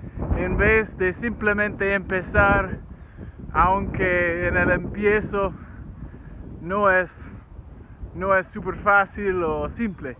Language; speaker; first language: Spanish; non-native, learner; English